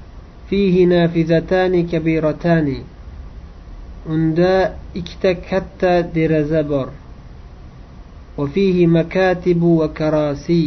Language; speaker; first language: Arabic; non-native, fluent; Uzbek